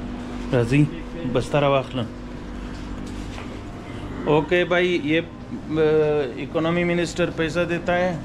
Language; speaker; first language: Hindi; non-native, learner; Pashto